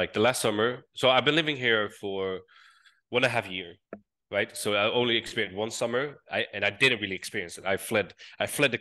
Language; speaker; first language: English; non-native, fluent; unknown